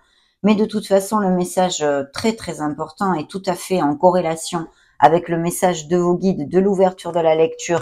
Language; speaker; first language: French; native; French